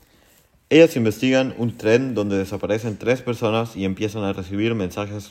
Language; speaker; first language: Spanish; non-native, learner; German